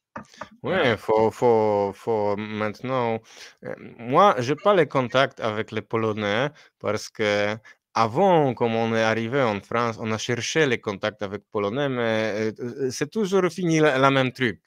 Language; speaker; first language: French; non-native, fluent; Polish